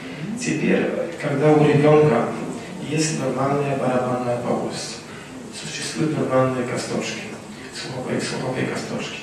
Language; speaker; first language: Russian; non-native, fluent; Polish